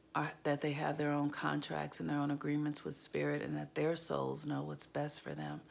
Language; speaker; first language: English; native; English